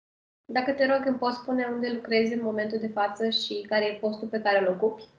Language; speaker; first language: Romanian; native; Romanian